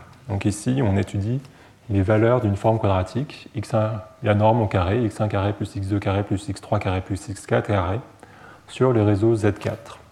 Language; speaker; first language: French; native; French